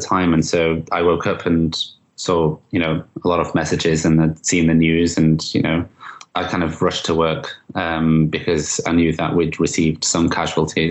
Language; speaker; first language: English; native; English